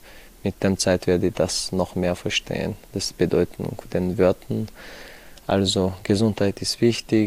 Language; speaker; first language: German; non-native, fluent; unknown